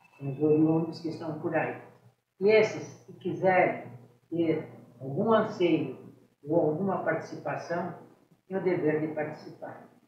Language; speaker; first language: Portuguese; native; Portuguese